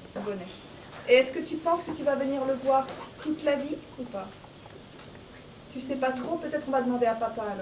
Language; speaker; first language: French; native; French